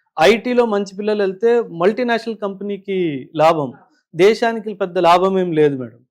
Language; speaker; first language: Telugu; non-native, local second language; Punjabi